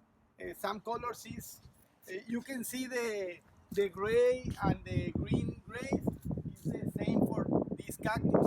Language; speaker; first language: English; non-native, learner; Spanish